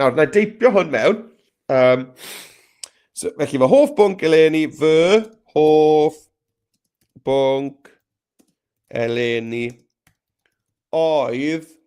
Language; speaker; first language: Welsh; native; Welsh